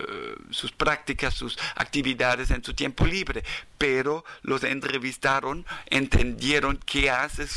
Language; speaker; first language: Spanish; non-native, fluent; German